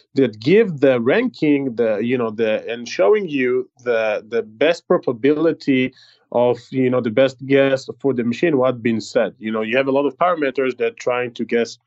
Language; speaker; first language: English; non-native, fluent; Hebrew